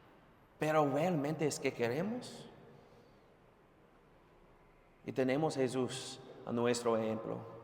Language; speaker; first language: Spanish; non-native, fluent; English